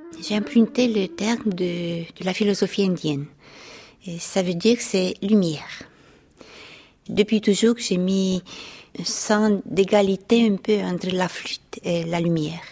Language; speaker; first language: French; non-native, fluent; Romanian